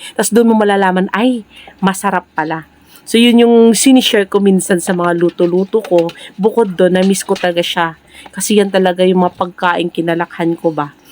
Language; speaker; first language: Filipino; non-native, local second language; Cebuano